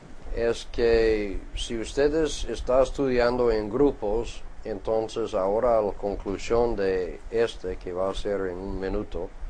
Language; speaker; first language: Spanish; non-native, fluent; English